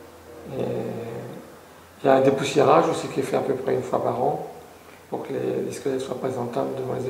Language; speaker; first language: French; native; French